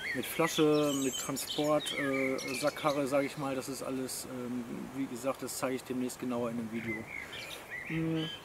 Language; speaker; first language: German; native; German